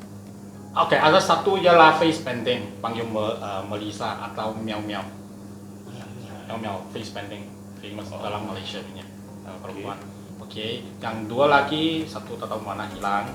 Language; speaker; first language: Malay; non-native, local second language; Chinese